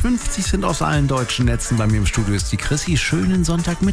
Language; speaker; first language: German; native; German